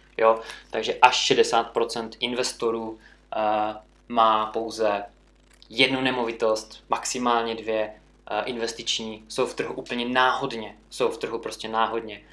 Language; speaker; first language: Czech; native; Czech